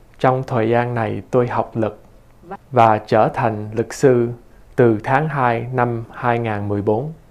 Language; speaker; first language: Vietnamese; early bilingual, heritage; Vietnamese